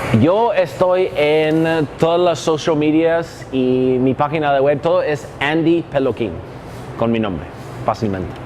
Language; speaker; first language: Spanish; non-native, fluent; English